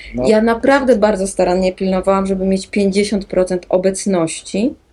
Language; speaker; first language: Polish; native; Polish